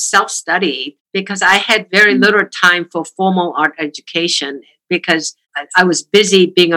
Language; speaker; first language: English; non-native, fluent; Korean